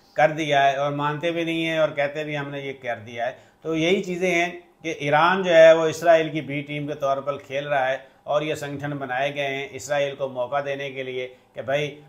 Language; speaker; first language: Urdu; non-native, local second language; Punjabi